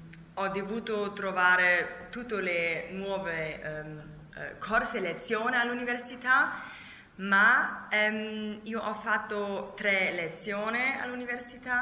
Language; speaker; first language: Italian; non-native, learner; German